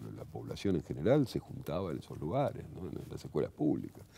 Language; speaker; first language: Spanish; native; Spanish